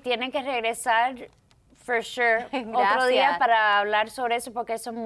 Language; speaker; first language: Spanish; early bilingual, heritage; Spanish